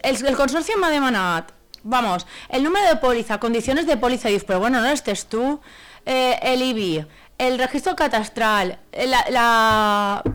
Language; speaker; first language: Spanish; non-native, local second language; Catalan